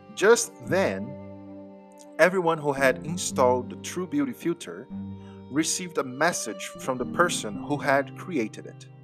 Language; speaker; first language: English; non-native, fluent; Portuguese